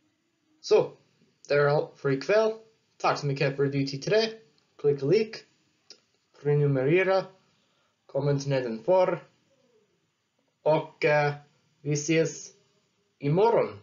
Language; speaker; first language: Swedish; non-native, learner; English